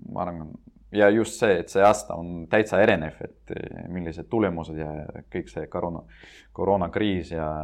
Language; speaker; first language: Estonian; non-native, local second language; Russian